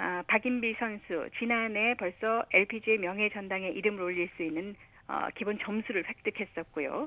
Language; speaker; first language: Korean; native; Korean